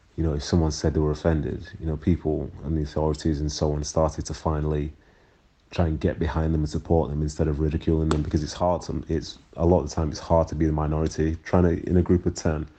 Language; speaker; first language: English; native; English